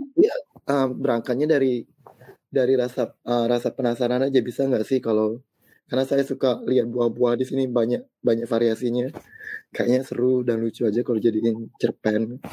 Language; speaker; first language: Indonesian; native; Indonesian